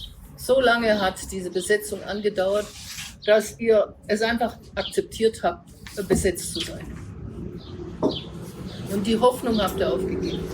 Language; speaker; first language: German; native; German